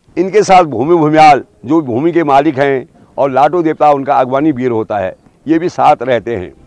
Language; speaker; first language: Hindi; non-native, local second language; Garhwali